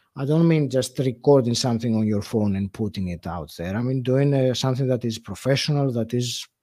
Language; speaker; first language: English; non-native, fluent; Greek